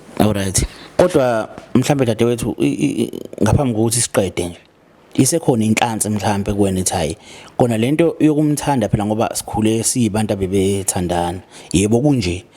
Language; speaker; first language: Zulu; native; Zulu